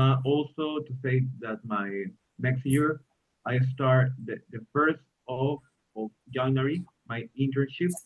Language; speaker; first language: English; non-native, learner; Spanish